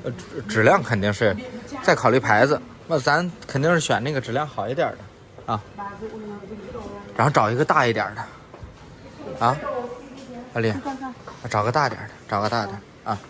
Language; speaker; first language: Chinese; native; Chinese